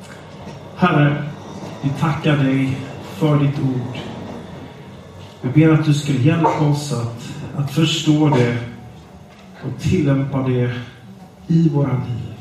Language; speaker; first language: Swedish; non-native, fluent; English